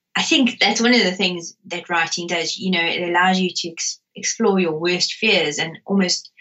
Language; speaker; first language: English; native; English